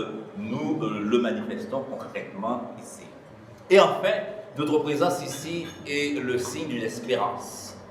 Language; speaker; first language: French; native; French